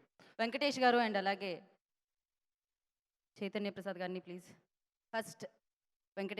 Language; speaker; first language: Telugu; native; Telugu